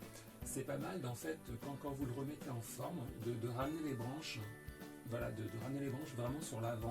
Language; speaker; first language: French; native; French